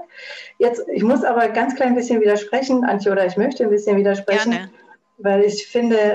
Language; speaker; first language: German; native; German